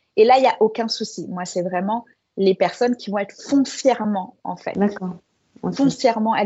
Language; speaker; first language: French; native; French